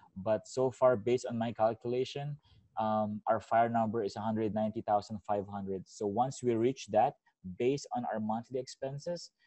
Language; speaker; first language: English; non-native, local second language; Filipino